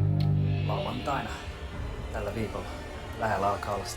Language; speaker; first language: Finnish; native; Finnish